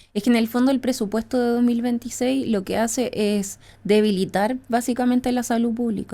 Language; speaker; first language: Spanish; native; Spanish